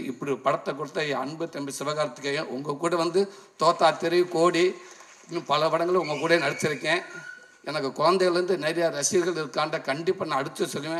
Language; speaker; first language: Tamil; native; Tamil